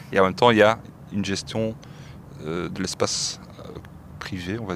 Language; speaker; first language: French; native; French